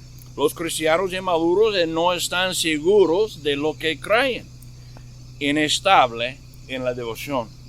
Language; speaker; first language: Spanish; non-native, fluent; English